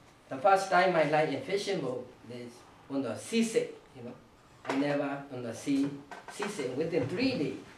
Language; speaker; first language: English; non-native, learner; Burmese